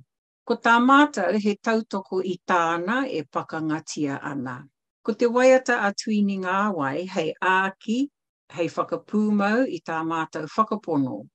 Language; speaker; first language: Māori; non-native, local second language; English